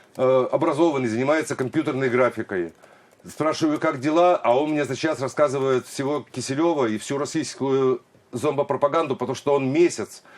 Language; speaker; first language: Russian; native; Russian